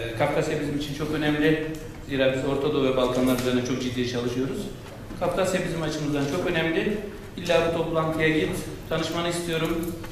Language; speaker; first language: Turkish; native; Turkish